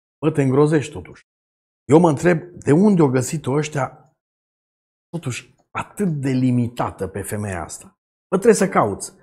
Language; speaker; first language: Romanian; native; Romanian